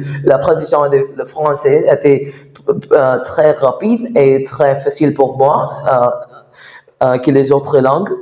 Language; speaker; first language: French; non-native, learner; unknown